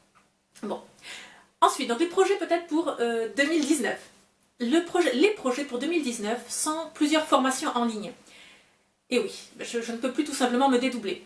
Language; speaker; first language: French; native; French